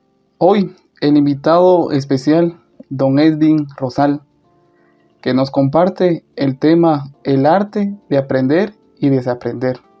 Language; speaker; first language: Spanish; non-native, local second language; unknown